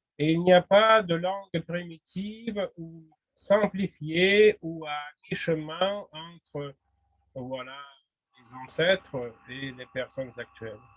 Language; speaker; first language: French; non-native, fluent; Russian